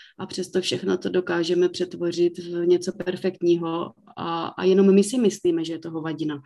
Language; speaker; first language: Czech; native; Czech